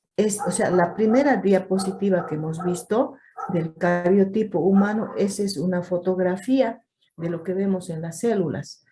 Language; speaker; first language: Spanish; native; Spanish